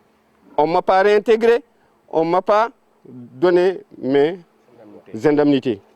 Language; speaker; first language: French; non-native, local second language; Fula